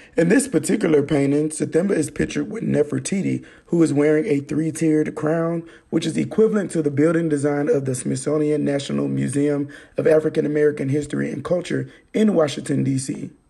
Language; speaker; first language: English; native; English